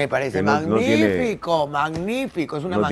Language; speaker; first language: Spanish; native; Spanish